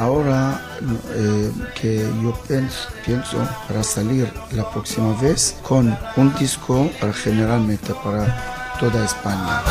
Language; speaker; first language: Spanish; non-native, learner; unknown